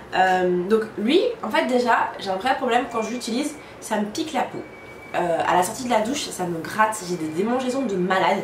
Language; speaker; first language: French; native; French